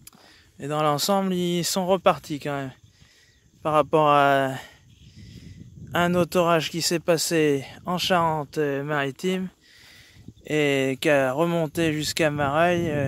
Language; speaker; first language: French; native; French